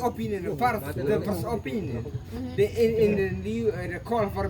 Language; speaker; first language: English; non-native, learner; Indonesian